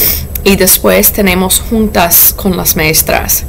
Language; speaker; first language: Spanish; non-native, learner; English